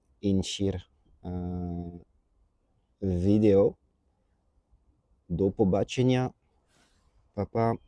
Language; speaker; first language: Ukrainian; non-native, learner; French